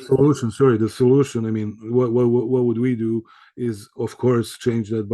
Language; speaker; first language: English; early bilingual, other home language; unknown